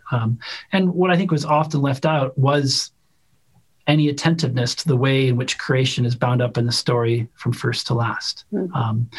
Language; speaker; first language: English; native; English